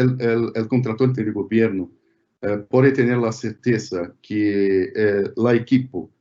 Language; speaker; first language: Spanish; non-native, fluent; Portuguese